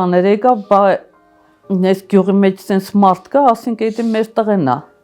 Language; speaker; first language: Armenian; native; Armenian